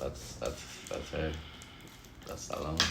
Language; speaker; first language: English; native; English